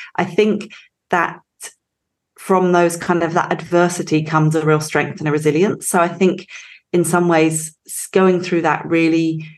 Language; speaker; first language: English; native; English